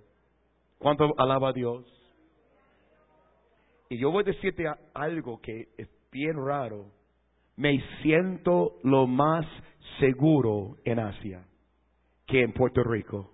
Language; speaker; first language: Spanish; non-native, fluent; English